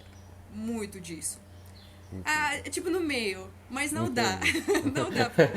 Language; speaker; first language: Portuguese; non-native, learner; Russian